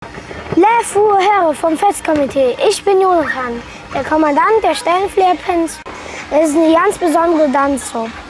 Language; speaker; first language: German; native; German